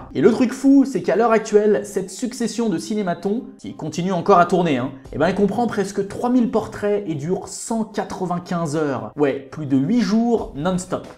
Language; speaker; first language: French; native; French